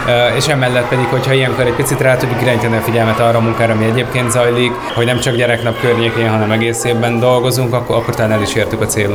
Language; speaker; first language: Hungarian; native; Hungarian